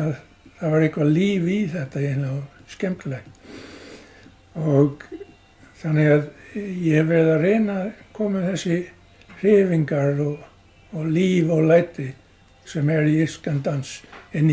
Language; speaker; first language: Icelandic; non-native, fluent; English